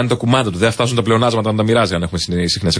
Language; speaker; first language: Greek; native; Greek